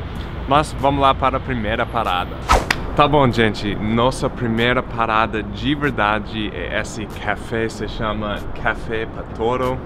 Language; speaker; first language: Portuguese; non-native, fluent; English